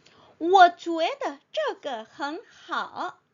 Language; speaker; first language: Chinese; non-native, fluent; Korean